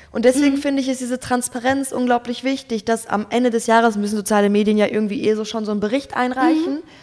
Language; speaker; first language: German; native; German